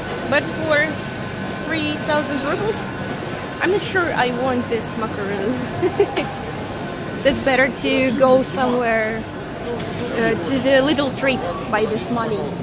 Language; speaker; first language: English; non-native, fluent; Russian